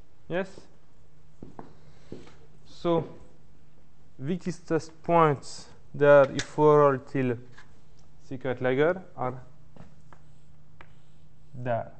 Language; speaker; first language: Norwegian; non-native, learner; French